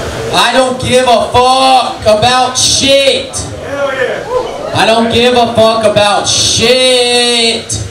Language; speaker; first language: English; native; English